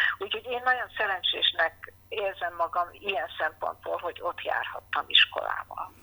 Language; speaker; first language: Hungarian; early bilingual, heritage; Hungarian